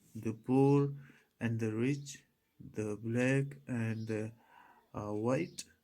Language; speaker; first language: English; non-native, local second language; Urdu